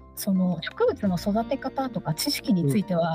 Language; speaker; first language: Japanese; native; Japanese